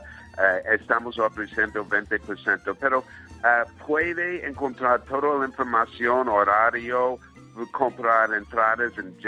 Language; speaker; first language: Spanish; non-native, fluent; English